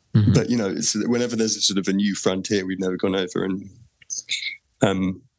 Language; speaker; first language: English; native; English